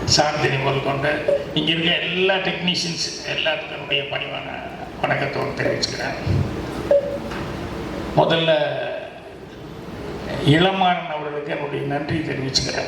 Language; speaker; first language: Tamil; native; Tamil